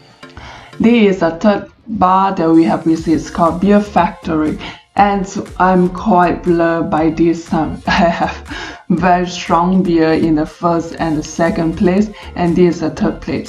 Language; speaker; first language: English; non-native, fluent; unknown